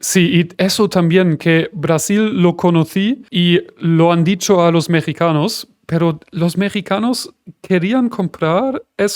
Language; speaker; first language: Spanish; non-native, fluent; German